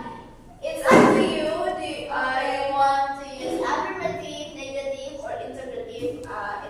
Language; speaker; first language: English; non-native, learner; Indonesian